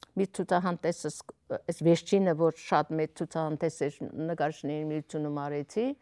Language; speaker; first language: Armenian; native; Armenian